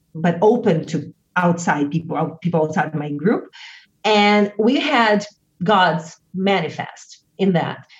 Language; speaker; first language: English; non-native, fluent; Portuguese